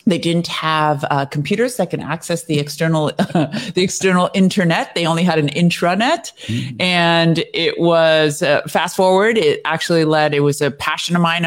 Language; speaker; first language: English; native; English